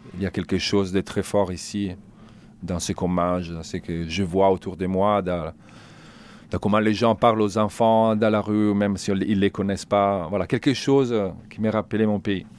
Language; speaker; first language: French; non-native, fluent; Italian